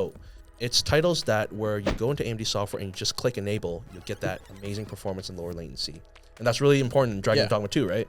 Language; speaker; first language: English; native; English